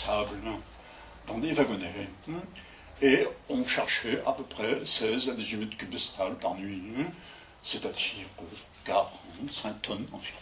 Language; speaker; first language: French; native; French